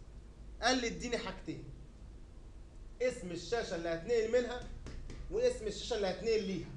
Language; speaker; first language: Arabic; native; Arabic